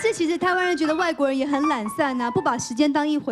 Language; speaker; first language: Chinese; native; Chinese